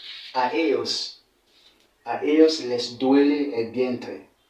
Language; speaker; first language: Spanish; non-native, fluent; French